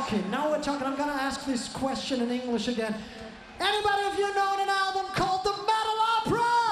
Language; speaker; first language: English; non-native, fluent; German